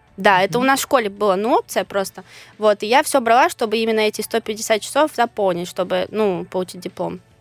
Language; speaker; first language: Russian; native; Russian